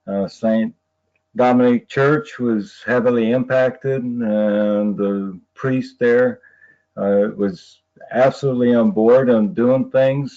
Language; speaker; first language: English; native; English